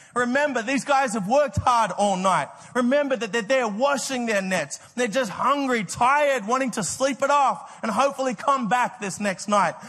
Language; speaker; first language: English; native; English